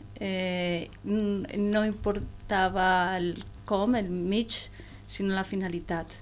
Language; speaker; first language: Catalan; non-native, learner; Spanish